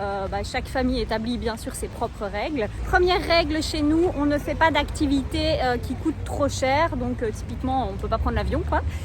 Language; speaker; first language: French; native; French